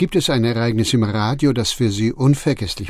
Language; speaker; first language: German; native; German